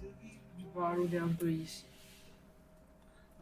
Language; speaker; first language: French; non-native, learner; Chinese